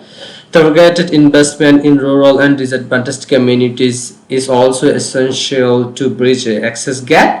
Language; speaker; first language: English; non-native, local second language; Bangla